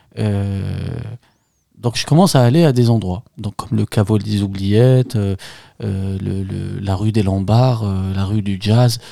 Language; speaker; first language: French; non-native, local second language; Arabic